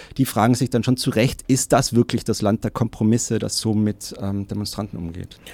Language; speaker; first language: German; native; German